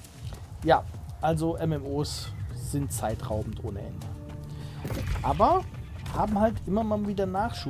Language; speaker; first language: German; native; German